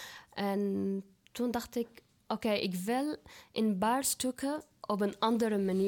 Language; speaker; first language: Dutch; non-native, fluent; Arabic